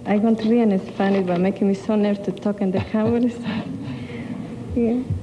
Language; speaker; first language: English; non-native, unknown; Spanish